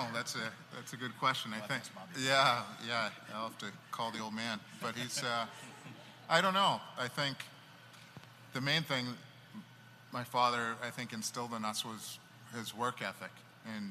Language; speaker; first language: English; native; English